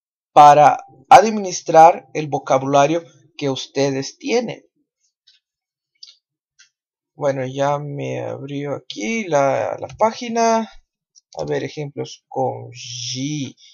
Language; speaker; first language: Spanish; non-native, fluent; Portuguese